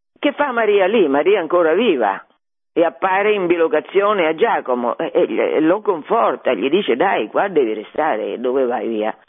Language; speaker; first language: Italian; native; Italian